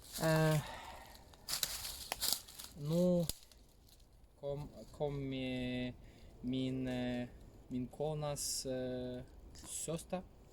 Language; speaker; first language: Danish; non-native, learner; Ukrainian